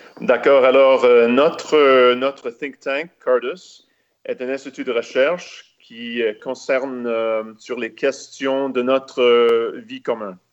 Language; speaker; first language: French; non-native, local second language; English